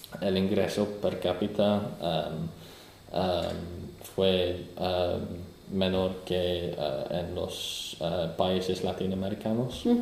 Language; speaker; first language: Spanish; non-native, learner; English